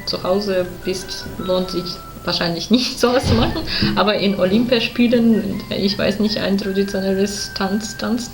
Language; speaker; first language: German; non-native, fluent; Russian